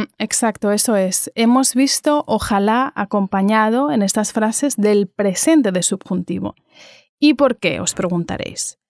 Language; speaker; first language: Spanish; native; Spanish